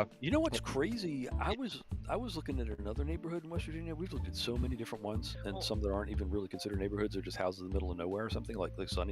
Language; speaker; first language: English; native; English